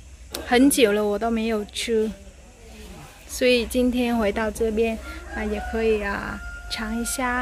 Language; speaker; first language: Chinese; non-native, fluent; Vietnamese